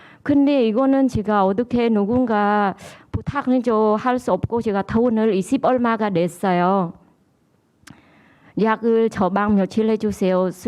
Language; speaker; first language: Korean; non-native, learner; Khmer